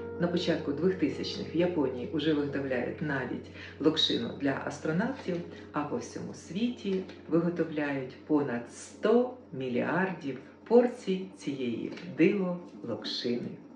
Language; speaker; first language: Ukrainian; native; Ukrainian